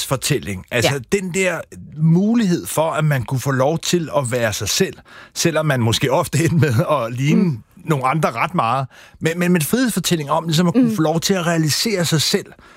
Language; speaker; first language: Danish; native; Danish